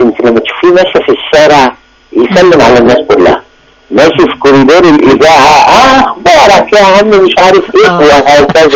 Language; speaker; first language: Arabic; native; Arabic